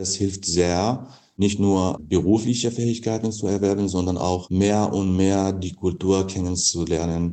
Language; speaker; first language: German; non-native, fluent; Kurdish